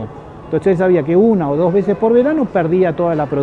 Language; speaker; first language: Spanish; native; Spanish